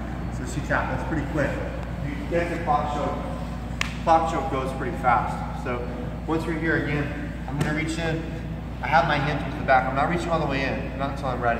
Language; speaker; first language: English; native; English